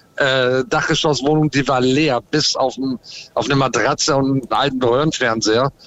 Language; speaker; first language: German; early bilingual, other home language; English